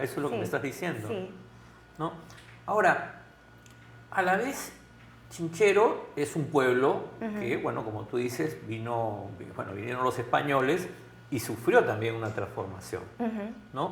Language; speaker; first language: Spanish; native; Spanish